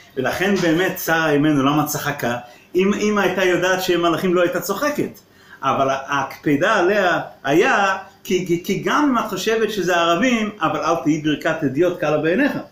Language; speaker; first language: Hebrew; non-native, local second language; Yiddish